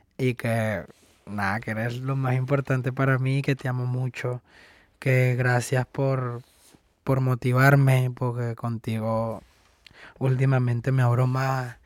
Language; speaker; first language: Spanish; native; Spanish